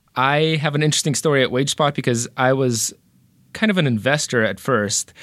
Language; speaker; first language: English; early bilingual, other home language; Romanian